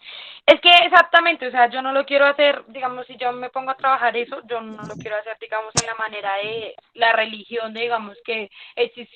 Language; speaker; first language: Spanish; native; Spanish